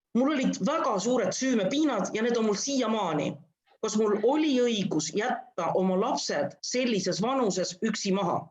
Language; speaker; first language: Estonian; non-native, local second language; Russian